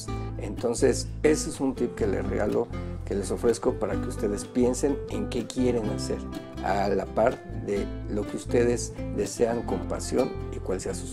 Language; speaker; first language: Spanish; native; Spanish